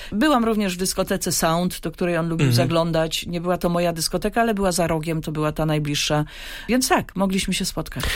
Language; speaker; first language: Polish; native; Polish